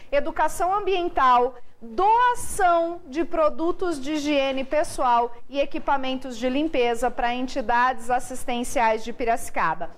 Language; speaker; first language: Portuguese; native; Portuguese